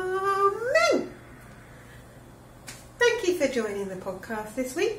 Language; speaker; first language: English; native; English